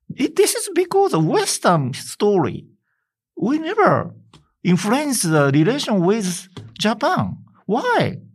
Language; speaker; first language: English; non-native, learner; Japanese